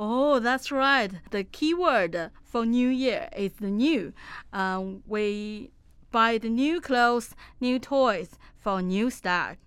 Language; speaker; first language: English; non-native, fluent; Chinese